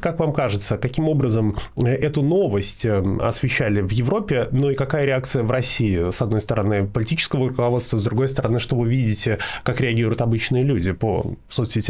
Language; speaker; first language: Russian; native; Russian